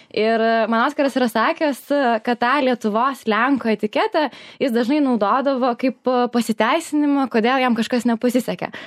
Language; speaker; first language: Lithuanian; native; Lithuanian